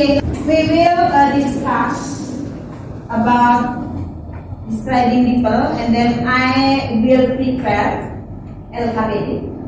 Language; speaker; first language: English; non-native, learner; Indonesian